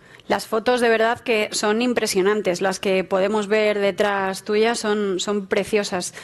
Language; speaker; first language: Spanish; native; Spanish